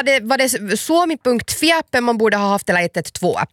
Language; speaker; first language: Swedish; native; Swedish